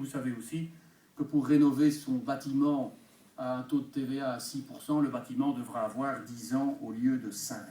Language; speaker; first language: French; native; French